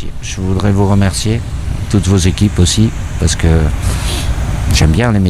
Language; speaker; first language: French; native; French